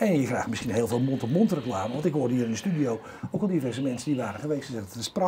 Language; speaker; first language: Dutch; native; Dutch